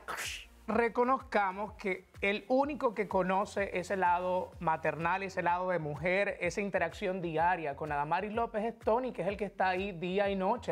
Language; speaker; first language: Spanish; native; Spanish